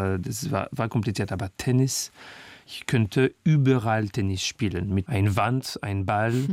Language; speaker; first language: German; non-native, fluent; French